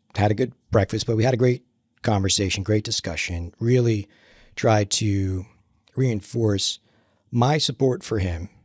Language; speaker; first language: English; native; English